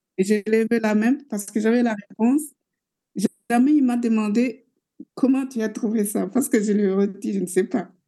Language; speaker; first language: French; non-native, local second language; Rundi